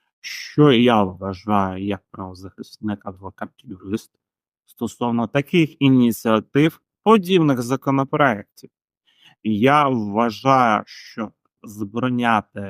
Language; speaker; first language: Ukrainian; native; Ukrainian